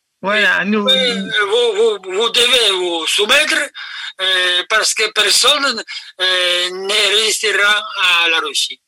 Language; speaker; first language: French; non-native, fluent; Polish